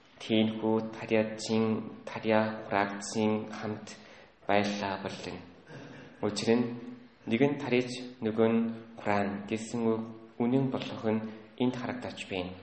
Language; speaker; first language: Mongolian; native; Mongolian